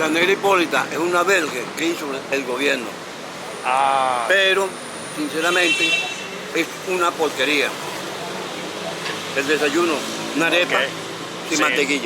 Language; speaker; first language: Spanish; native; Spanish